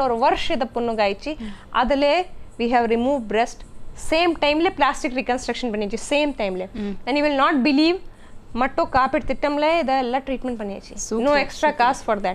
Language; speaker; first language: Tamil; non-native, learner; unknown